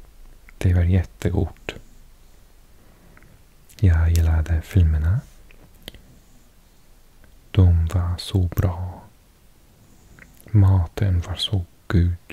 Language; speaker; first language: Swedish; non-native, learner; English